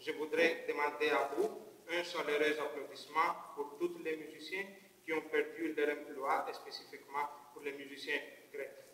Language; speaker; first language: French; non-native, learner; Greek